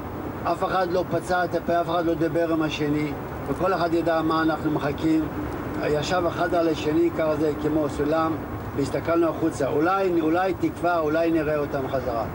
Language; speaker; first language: Hebrew; non-native, fluent; Yiddish